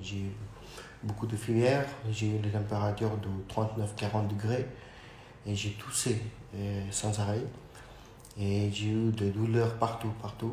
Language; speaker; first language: French; non-native, fluent; Urdu